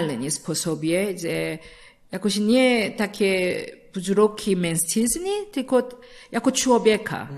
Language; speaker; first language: Polish; non-native, learner; Korean